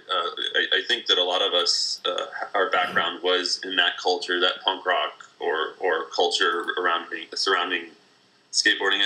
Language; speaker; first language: English; native; English